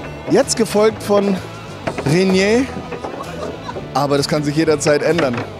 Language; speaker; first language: German; native; German